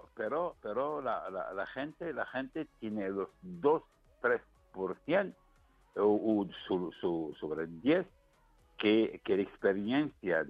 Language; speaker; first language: Spanish; non-native, fluent; Arabic